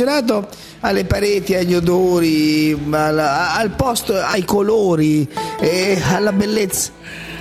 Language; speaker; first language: Italian; native; Italian